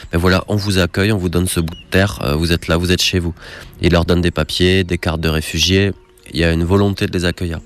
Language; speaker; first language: French; native; French